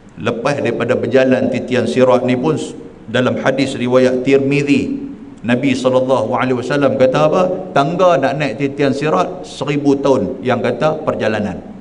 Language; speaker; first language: Malay; native; Malay